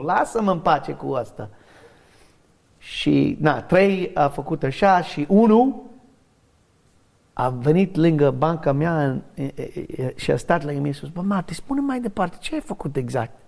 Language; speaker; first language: Romanian; non-native, learner; English